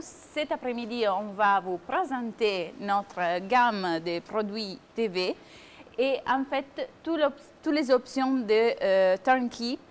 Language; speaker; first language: French; non-native, fluent; Italian